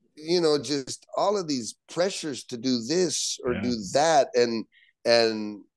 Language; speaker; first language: English; native; English